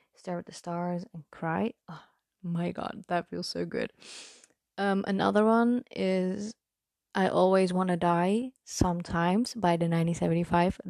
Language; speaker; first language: English; non-native, fluent; Dutch